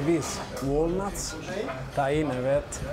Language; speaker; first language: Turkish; non-native, learner; Italian